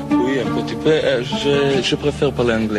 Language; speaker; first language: French; non-native, learner; Hebrew